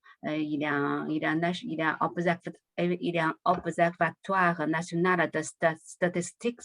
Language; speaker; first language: French; non-native, learner; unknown